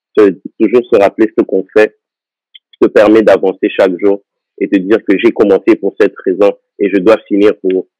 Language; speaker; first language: French; non-native, local second language; Lingala